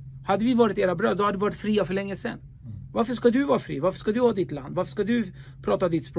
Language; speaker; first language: Swedish; early bilingual, other home language; Kurdish